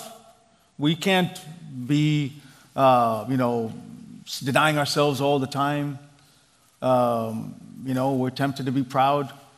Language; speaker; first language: English; non-native, local second language; Malayalam